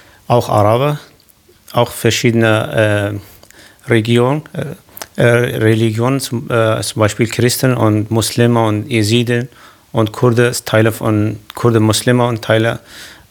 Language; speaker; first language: German; non-native, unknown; Kurdish